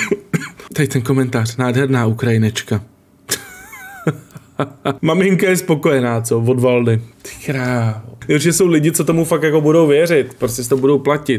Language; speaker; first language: Czech; native; Czech